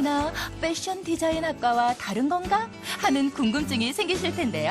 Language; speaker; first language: Korean; native; Korean